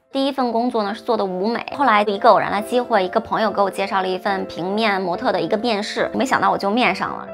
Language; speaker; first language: Chinese; native; Chinese